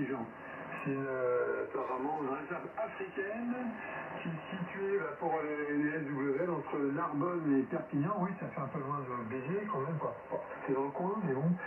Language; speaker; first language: French; native; French